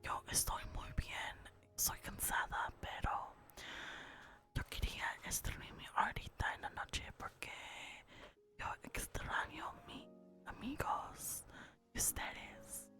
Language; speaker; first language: Spanish; early bilingual, heritage; English